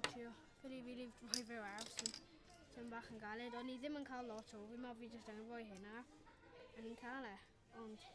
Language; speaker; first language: Welsh; non-native, local second language; English